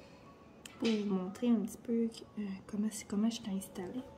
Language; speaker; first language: French; native; French